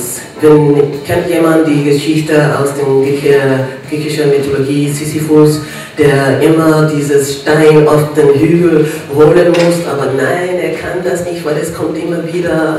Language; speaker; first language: German; non-native, fluent; English